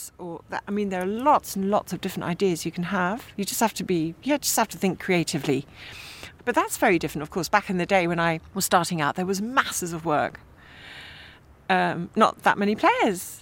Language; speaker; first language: English; early bilingual, other home language; German